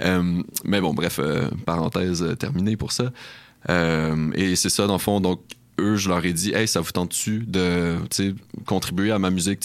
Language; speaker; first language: French; native; French